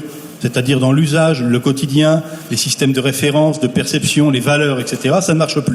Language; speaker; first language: French; native; French